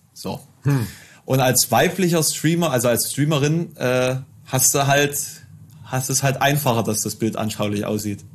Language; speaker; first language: German; native; German